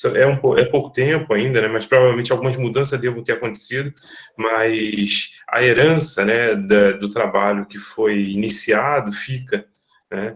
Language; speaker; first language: Portuguese; native; Portuguese